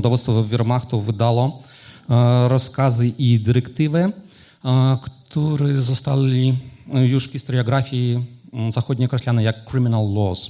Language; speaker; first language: Polish; non-native, fluent; Ukrainian